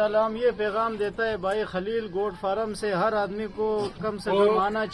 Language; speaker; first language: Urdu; non-native, local second language; Pashto